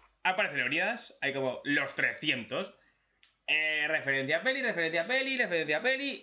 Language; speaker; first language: Spanish; native; Spanish